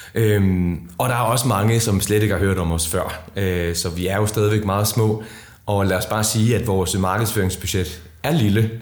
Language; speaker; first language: Danish; early bilingual, other home language; Icelandic